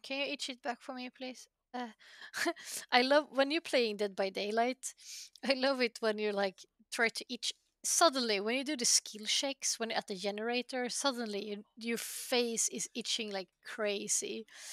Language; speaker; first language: English; non-native, fluent; Swedish